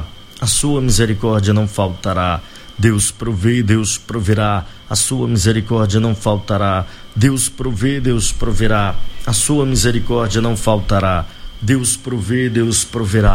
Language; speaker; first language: Portuguese; native; Portuguese